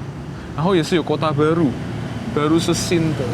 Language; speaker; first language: Chinese; non-native, fluent; Javanese